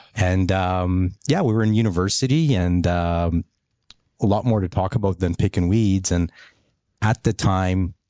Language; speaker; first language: English; early bilingual, other home language; Polish